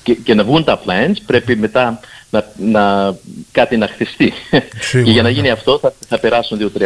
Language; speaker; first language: Greek; early bilingual, heritage; Greek